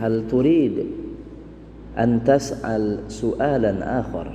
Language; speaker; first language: Arabic; non-native, fluent; Indonesian